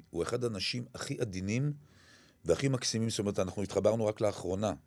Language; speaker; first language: Hebrew; early bilingual, other home language; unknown